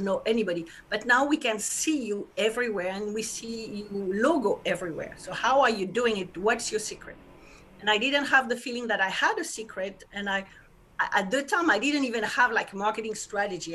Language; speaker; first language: English; non-native, fluent; French